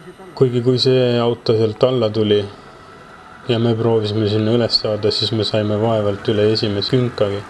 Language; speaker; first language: Estonian; native; Estonian